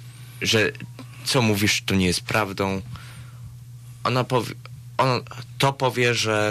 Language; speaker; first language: Polish; early bilingual, heritage; Polish